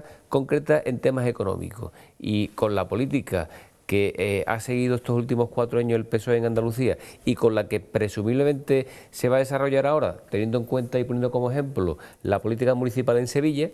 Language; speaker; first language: Spanish; native; Spanish